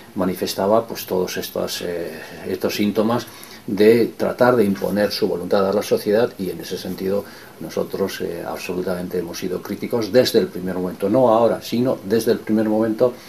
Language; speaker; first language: Spanish; non-native, local second language; Basque